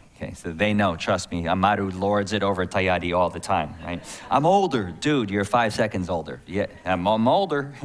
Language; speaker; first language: English; native; English